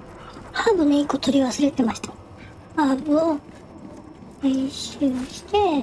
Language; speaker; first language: Japanese; native; Japanese